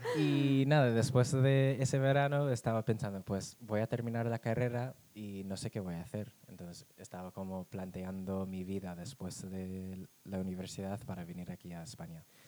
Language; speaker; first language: Spanish; non-native, fluent; English